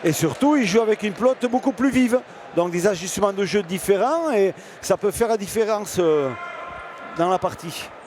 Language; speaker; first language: French; native; French